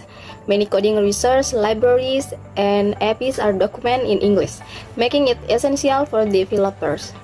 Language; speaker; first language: English; non-native, learner; Indonesian